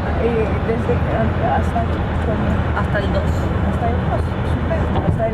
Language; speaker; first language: Spanish; non-native, learner; Portuguese